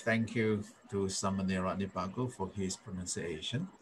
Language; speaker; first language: English; non-native, fluent; Thai